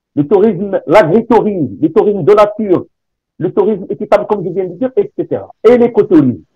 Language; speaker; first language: French; non-native, local second language; Arabic